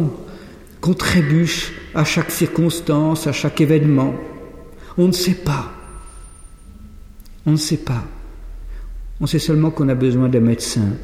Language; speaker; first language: French; native; French